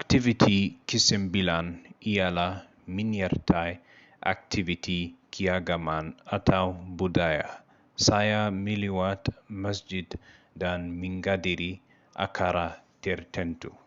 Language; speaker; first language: Indonesian; non-native, learner; Arabic